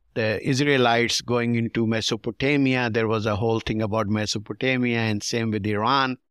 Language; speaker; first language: English; non-native, local second language; Urdu